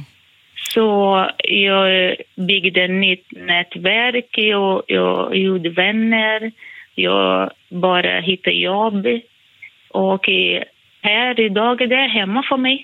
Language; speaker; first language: Swedish; non-native, fluent; Portuguese